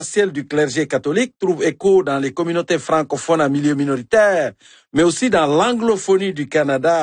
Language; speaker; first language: French; native; French